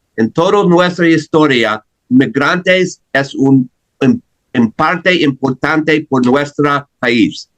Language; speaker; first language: Spanish; non-native, learner; English